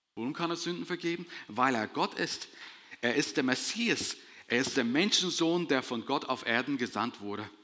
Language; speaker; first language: German; non-native, fluent; English